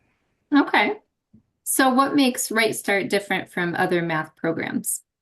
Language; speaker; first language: English; native; English